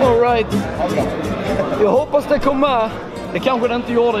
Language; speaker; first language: Swedish; native; Swedish